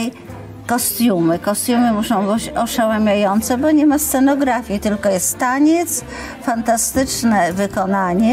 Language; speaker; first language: Polish; native; Polish